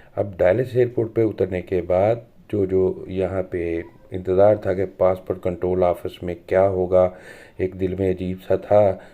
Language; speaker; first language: Urdu; non-native, local second language; Punjabi